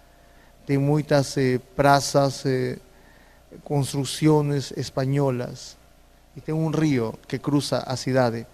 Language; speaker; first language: Portuguese; non-native, fluent; Spanish